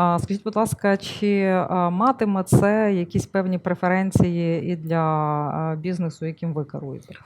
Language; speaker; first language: Ukrainian; native; Ukrainian